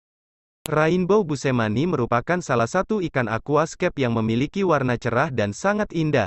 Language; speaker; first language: Indonesian; native; Indonesian